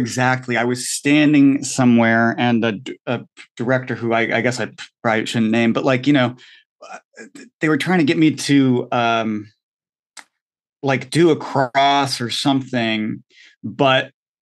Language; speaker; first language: English; native; English